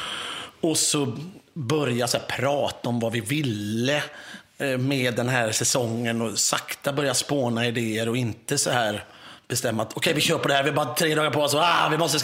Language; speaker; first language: Swedish; native; Swedish